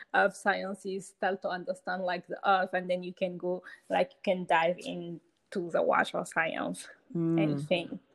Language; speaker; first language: English; non-native, fluent; Hausa